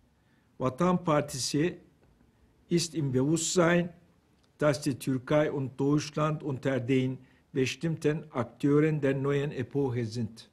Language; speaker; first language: German; non-native, fluent; Turkish